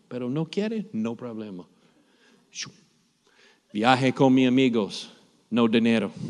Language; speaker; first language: Spanish; non-native, learner; English